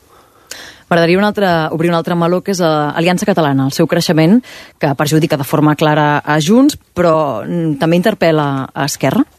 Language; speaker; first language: Catalan; native; Catalan